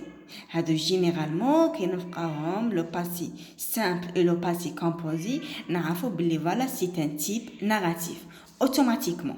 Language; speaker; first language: French; non-native, local second language; Arabic